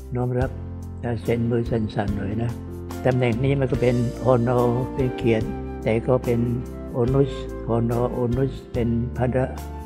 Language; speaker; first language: Thai; non-native, local second language; Vietnamese